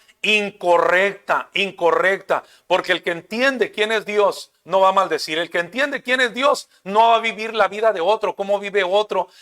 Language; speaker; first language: Spanish; native; Spanish